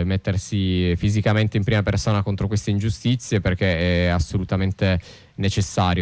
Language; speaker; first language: Italian; native; Italian